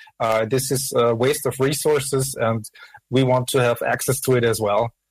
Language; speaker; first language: English; non-native, fluent; German